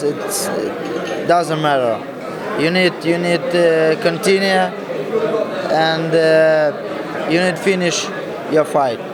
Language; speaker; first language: English; non-native, learner; Russian